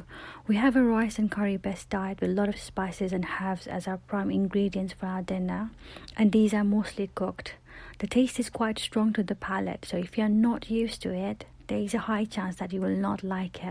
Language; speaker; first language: English; non-native, local second language; Nepali